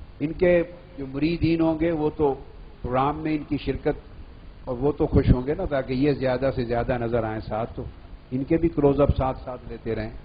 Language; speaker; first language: Urdu; non-native, local second language; Punjabi